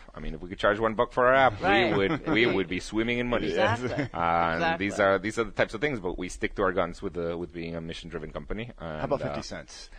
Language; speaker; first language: English; early bilingual, other home language; Spanish